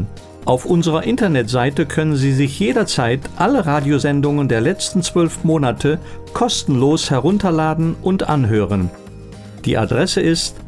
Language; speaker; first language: German; native; German